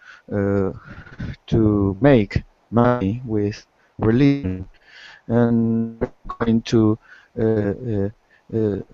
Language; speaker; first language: English; non-native, learner; Spanish